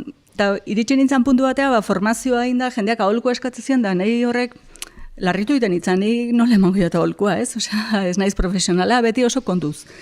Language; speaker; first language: Basque; native; Basque